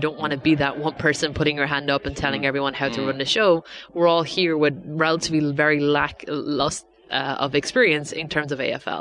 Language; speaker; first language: English; native; English